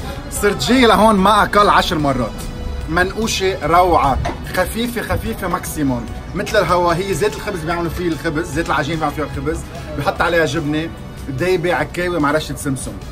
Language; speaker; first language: Arabic; native; Arabic